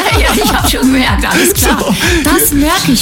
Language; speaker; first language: German; native; German